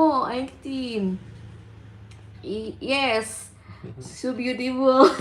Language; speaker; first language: English; non-native, learner; Indonesian